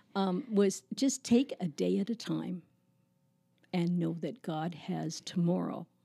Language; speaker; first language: English; native; English